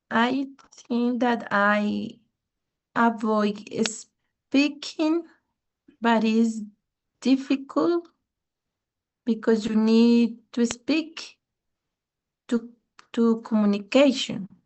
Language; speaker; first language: English; non-native, learner; Spanish